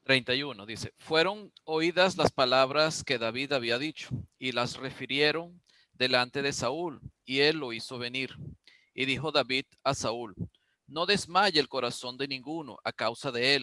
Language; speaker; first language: Spanish; native; Spanish